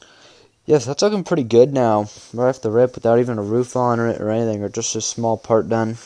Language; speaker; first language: English; native; English